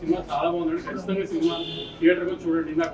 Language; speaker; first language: Telugu; native; Telugu